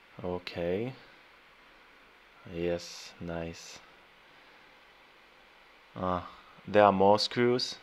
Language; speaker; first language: English; non-native, fluent; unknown